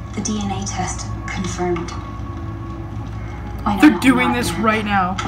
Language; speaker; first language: English; native; English